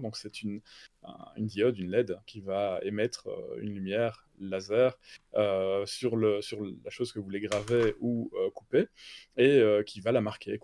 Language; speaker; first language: French; native; French